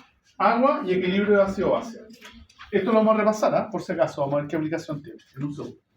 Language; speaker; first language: Spanish; native; Spanish